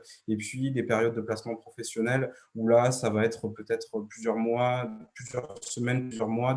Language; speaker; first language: French; native; French